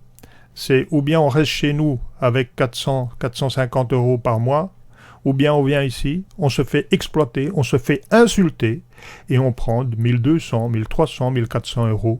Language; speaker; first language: French; native; French